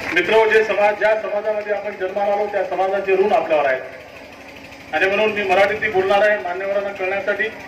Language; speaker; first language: Marathi; non-native, local second language; Lambadi